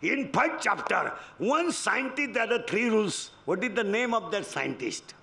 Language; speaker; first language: English; non-native, local second language; Marathi